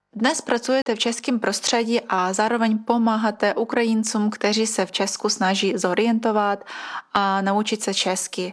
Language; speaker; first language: Czech; native; Czech